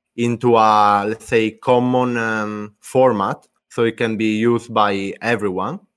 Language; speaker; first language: English; non-native, fluent; Italian